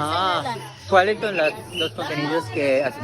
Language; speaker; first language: Spanish; non-native, fluent; Filipino